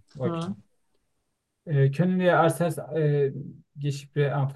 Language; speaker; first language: German; non-native, learner; Turkish